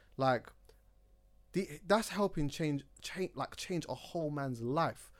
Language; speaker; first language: English; native; English